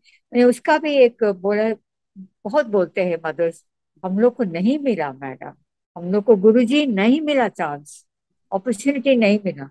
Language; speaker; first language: Hindi; non-native, local second language; Tamil